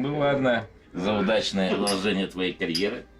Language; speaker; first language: Russian; native; Russian